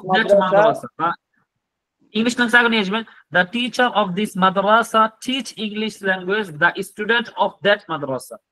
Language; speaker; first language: English; non-native, fluent; Bangla